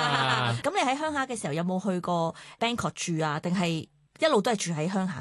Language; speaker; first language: Cantonese; native; Cantonese